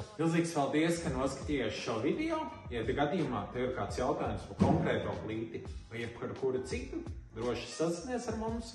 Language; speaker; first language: Latvian; native; Latvian